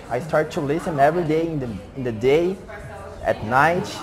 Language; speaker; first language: English; non-native, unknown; Portuguese